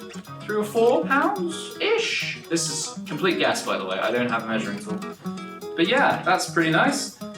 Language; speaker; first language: English; native; English